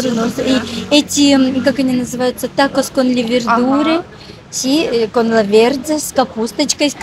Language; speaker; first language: Russian; non-native, learner; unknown